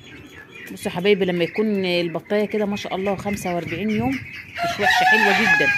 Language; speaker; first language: Arabic; native; Arabic